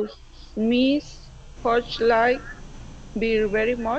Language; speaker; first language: English; non-native, learner; Spanish